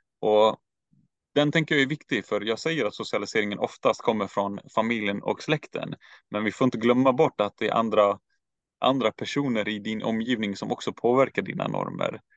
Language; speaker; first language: Swedish; early bilingual, other home language; Turkish